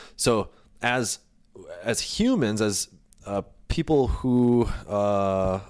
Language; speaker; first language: English; native; English